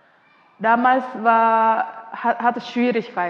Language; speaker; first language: German; non-native, fluent; Indonesian